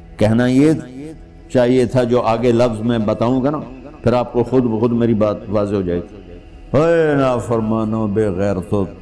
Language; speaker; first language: Urdu; non-native, local second language; Punjabi